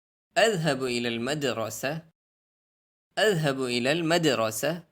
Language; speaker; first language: Arabic; non-native, fluent; Urdu